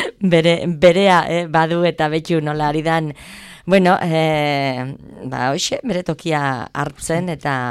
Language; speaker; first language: Basque; native; Basque